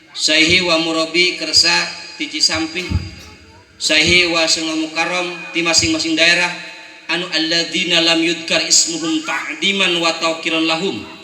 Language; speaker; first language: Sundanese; native; Sundanese